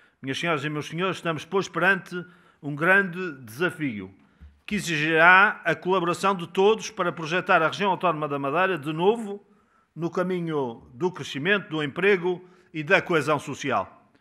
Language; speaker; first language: Portuguese; native; Portuguese